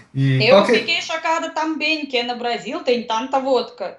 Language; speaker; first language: Portuguese; non-native, fluent; Russian